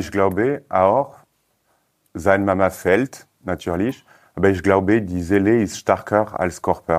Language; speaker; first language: German; non-native, learner; French